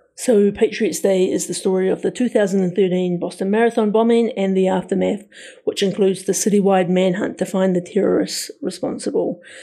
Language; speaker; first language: English; native; English